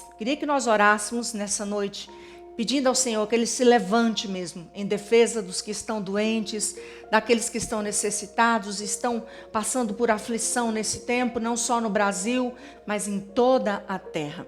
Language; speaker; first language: Portuguese; native; Portuguese